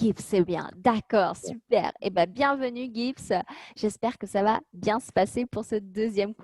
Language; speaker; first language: French; native; French